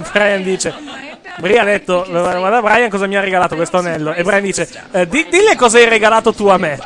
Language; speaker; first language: Italian; native; Italian